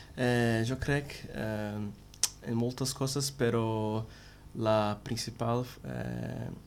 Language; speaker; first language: Catalan; non-native, learner; Portuguese